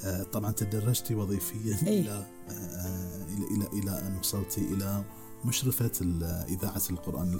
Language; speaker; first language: Arabic; native; Arabic